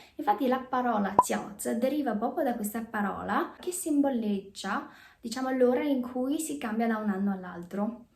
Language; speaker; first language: Italian; early bilingual, other home language; Chinese